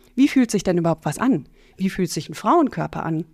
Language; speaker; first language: German; native; German